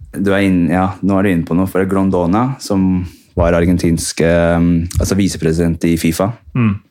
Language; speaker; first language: Norwegian; early bilingual, heritage; Norwegian